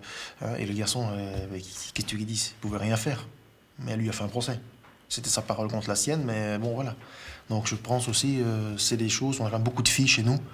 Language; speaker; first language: French; native; French